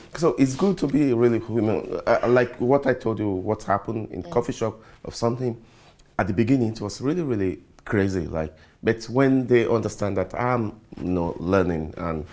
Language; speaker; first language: English; non-native, local second language; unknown